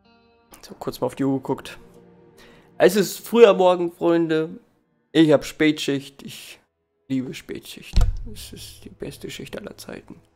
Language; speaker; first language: German; native; German